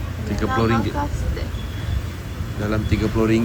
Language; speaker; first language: Malay; native; Malay